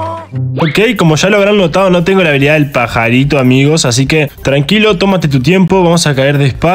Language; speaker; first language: Spanish; native; Spanish